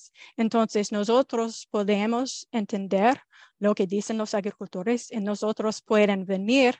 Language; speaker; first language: Spanish; non-native, fluent; English